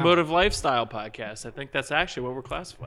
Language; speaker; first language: English; native; English